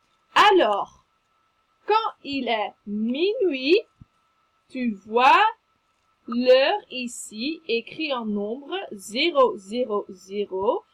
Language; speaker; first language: French; non-native, fluent; Dutch